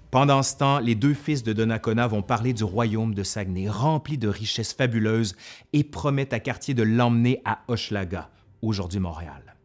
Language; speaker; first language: French; native; French